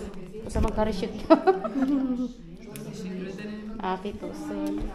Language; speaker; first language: Turkish; non-native, learner; Filipino